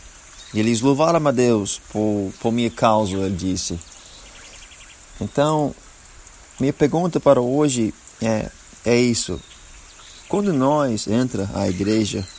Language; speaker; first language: Portuguese; non-native, learner; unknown